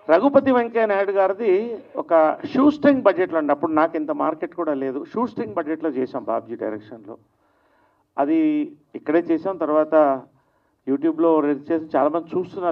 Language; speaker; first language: Telugu; native; Telugu